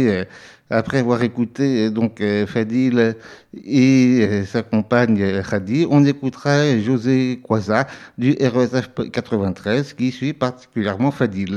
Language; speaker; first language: French; native; French